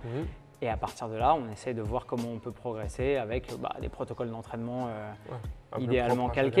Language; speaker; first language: French; native; French